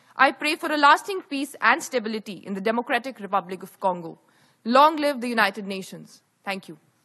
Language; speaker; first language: English; non-native, local second language; Hindi